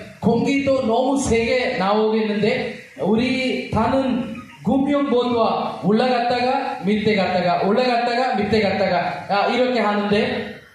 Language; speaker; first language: Korean; non-native, learner; Telugu